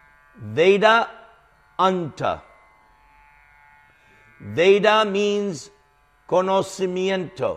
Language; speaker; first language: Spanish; non-native, learner; English